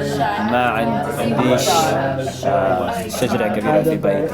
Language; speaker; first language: Arabic; non-native, learner; English